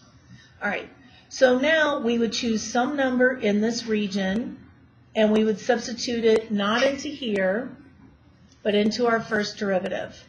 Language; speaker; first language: English; native; English